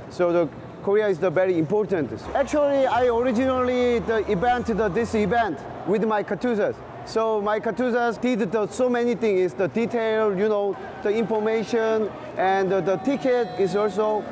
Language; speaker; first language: English; non-native, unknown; Korean